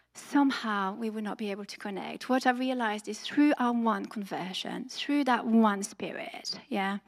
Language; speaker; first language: English; non-native, fluent; French